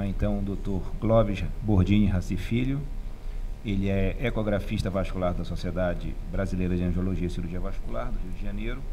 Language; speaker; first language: Portuguese; native; Portuguese